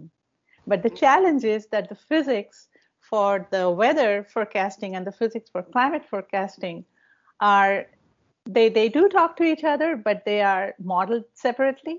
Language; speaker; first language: English; non-native, local second language; Bangla